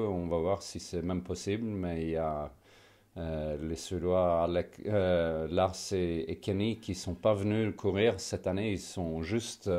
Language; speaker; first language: French; non-native, fluent; Swedish